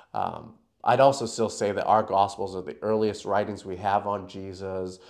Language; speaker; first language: English; native; English